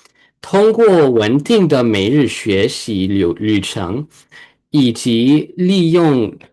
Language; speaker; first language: Chinese; early bilingual, heritage; Chinese